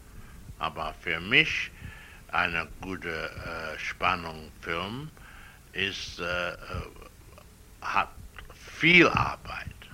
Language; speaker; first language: German; non-native, learner; English